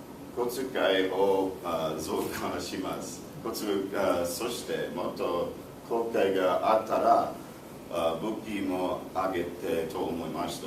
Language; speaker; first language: Japanese; non-native, learner; English